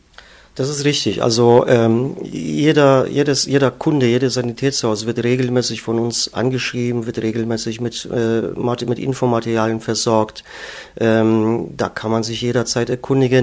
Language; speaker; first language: German; native; German